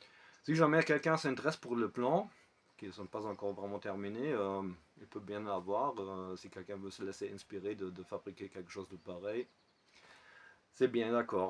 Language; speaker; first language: French; non-native, fluent; German